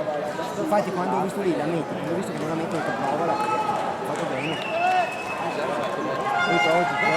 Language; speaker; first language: Italian; native; Italian